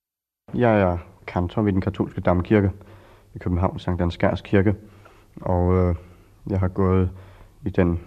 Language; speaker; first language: Danish; early bilingual, other home language; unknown